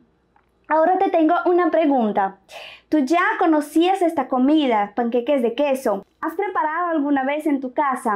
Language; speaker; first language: Spanish; non-native, fluent; Portuguese